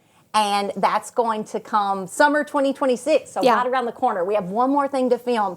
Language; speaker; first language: English; native; English